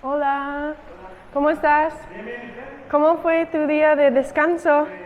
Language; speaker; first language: Spanish; non-native, learner; English